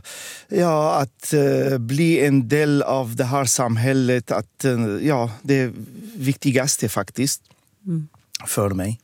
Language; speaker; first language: Swedish; non-native, fluent; Arabic